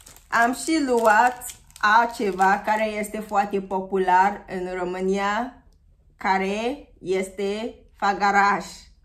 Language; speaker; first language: Romanian; non-native, learner; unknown